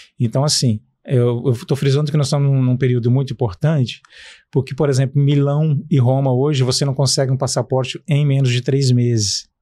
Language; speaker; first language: Portuguese; native; Portuguese